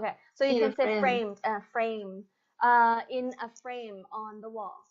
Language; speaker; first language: English; non-native, fluent; Thai